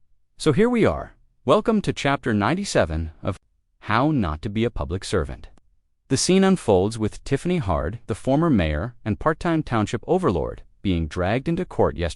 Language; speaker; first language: English; native; English